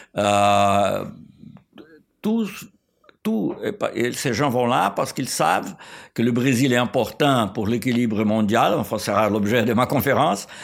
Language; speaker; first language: French; non-native, fluent; Portuguese